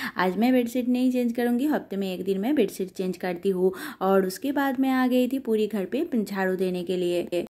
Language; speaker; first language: Hindi; non-native, local second language; Bangla